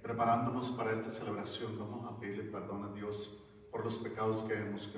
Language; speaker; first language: Spanish; non-native, learner; English